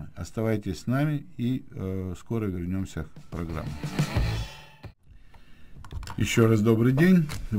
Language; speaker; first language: Russian; native; Russian